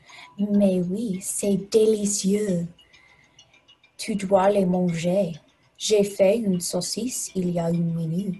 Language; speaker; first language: French; non-native, learner; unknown